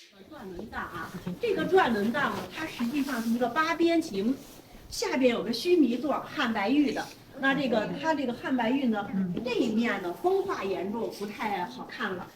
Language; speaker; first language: Chinese; native; Chinese